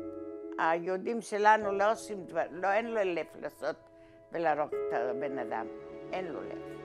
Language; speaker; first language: Hebrew; non-native, learner; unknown